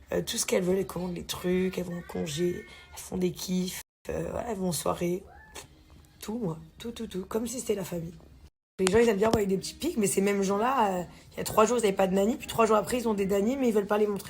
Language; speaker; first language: French; native; French